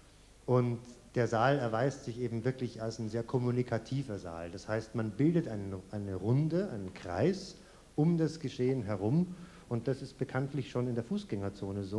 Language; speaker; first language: German; native; German